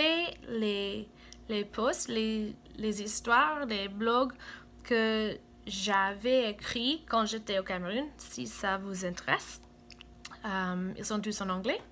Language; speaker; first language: French; non-native, fluent; English